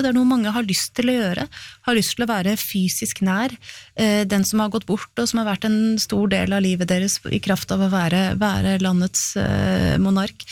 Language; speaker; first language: Norwegian; native; Norwegian